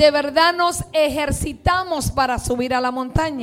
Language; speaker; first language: Spanish; early bilingual, heritage; Spanish